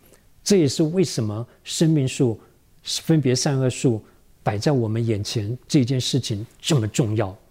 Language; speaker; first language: Chinese; native; Chinese